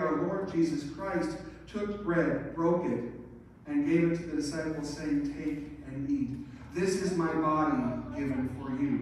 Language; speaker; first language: English; native; English